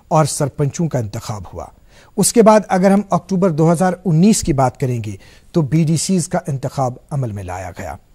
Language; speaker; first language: Hindi; non-native, local second language; Kashmiri